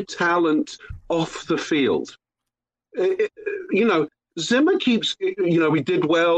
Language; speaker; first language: English; native; English